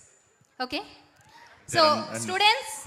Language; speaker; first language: Telugu; native; Telugu